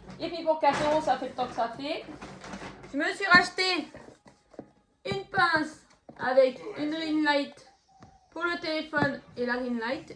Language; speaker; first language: French; native; French